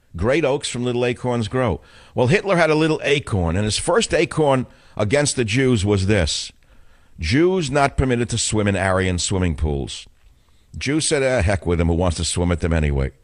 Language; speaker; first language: English; native; English